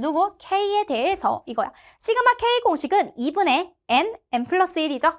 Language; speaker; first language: Korean; native; Korean